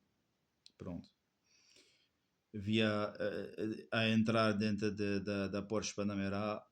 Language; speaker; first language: Portuguese; non-native, fluent; French